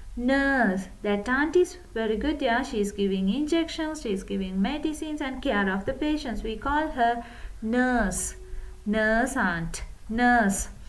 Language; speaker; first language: English; non-native, local second language; Sinhala